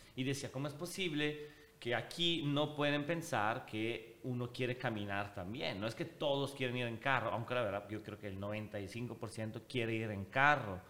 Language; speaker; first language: Spanish; non-native, fluent; Italian